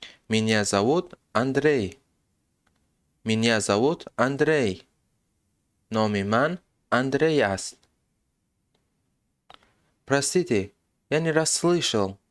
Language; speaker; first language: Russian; non-native, local second language; Tajik